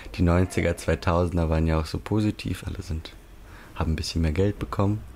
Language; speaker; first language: German; early bilingual, other home language; Russian